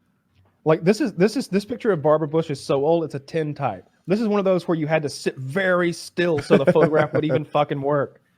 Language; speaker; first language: English; native; English